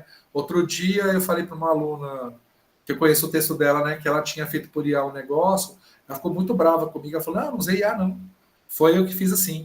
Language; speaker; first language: Portuguese; native; Portuguese